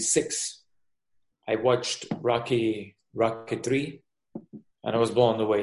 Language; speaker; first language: English; non-native, fluent; Russian